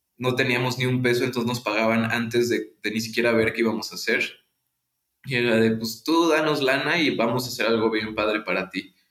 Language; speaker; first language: Spanish; native; Spanish